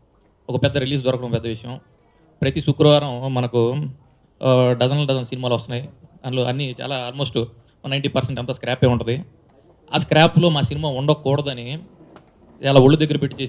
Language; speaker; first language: Telugu; native; Telugu